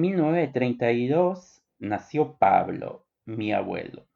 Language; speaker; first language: Spanish; non-native, fluent; Polish